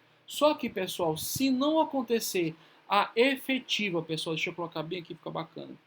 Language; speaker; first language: Portuguese; native; Portuguese